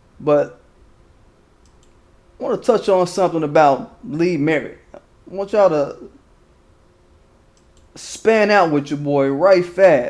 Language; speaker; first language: English; native; English